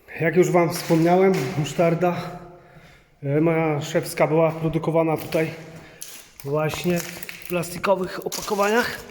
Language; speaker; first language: Polish; native; Polish